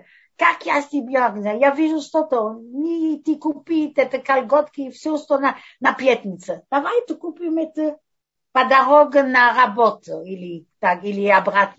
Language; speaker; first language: Russian; non-native, fluent; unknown